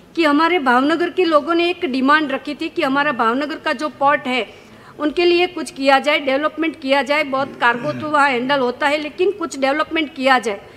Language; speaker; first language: Hindi; non-native, local second language; Gujarati